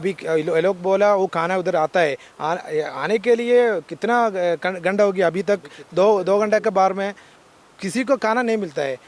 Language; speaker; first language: Hindi; non-native, local second language; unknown